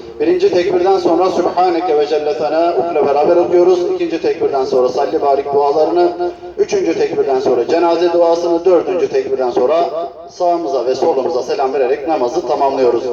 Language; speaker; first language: Turkish; native; Turkish